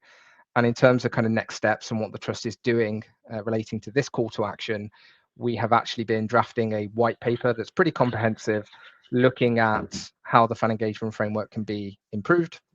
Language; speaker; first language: English; native; English